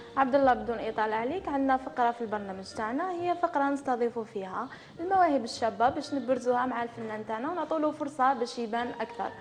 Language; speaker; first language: Arabic; native; Arabic